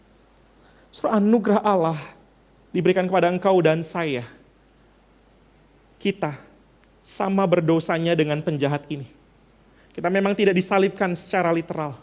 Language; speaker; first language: Indonesian; native; Indonesian